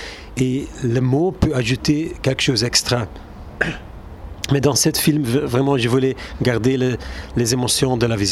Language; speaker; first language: French; non-native, local second language; Turkish